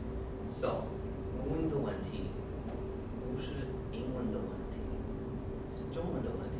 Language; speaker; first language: Chinese; non-native, learner; English